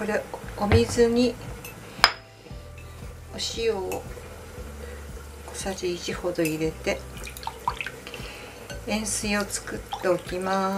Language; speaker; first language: Japanese; native; Japanese